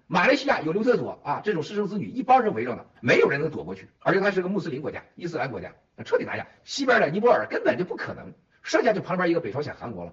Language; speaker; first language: Chinese; native; Chinese